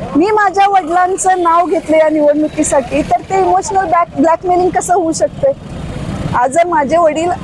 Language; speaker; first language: Marathi; native; Marathi